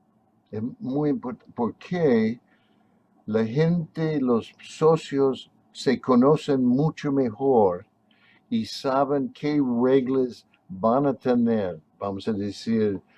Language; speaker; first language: Spanish; non-native, fluent; English